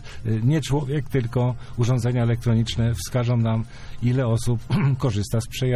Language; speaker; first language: Polish; native; Polish